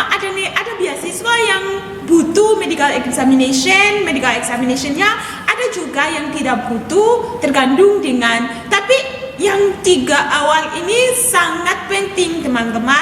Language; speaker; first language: Indonesian; non-native, fluent; English